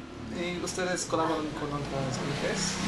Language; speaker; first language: Spanish; non-native, learner; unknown